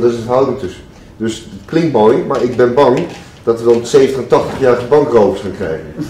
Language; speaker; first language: Dutch; native; Dutch